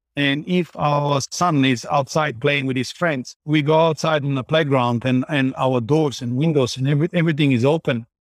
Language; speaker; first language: English; non-native, fluent; Bulgarian